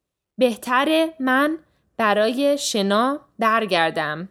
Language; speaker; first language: Persian; early bilingual, heritage; Persian